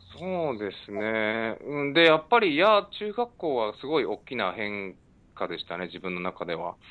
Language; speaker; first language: Japanese; native; Japanese